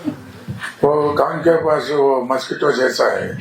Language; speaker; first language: Hindi; non-native, learner; Nepali